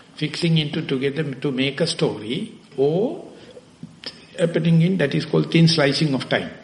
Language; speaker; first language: English; non-native, local second language; Sinhala